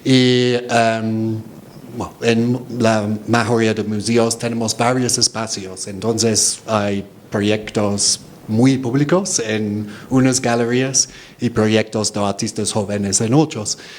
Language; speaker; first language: Spanish; non-native, fluent; English